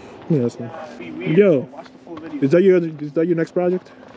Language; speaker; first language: English; early bilingual, other home language; Spanish